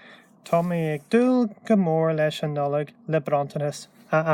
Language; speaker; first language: Irish; non-native, local second language; English